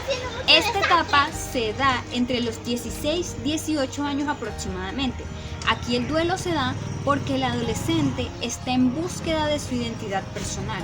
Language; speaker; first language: Spanish; native; Spanish